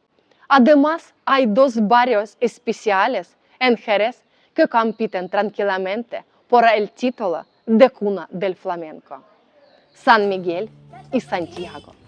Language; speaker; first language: Spanish; non-native, fluent; Ukrainian